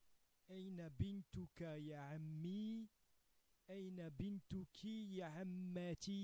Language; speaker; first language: Arabic; non-native, learner; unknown